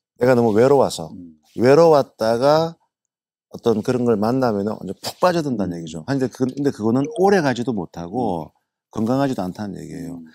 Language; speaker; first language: Korean; native; Korean